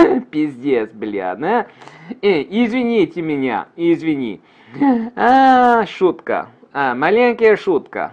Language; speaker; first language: Russian; non-native, fluent; English